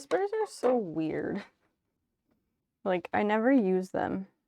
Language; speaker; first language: English; native; English